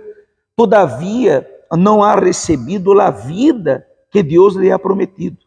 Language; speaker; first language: Spanish; non-native, fluent; Portuguese